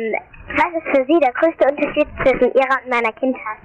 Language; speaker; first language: German; native; German